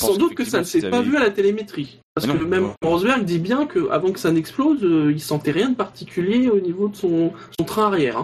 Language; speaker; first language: French; native; French